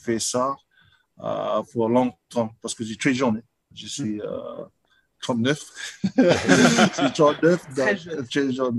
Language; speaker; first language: French; non-native, learner; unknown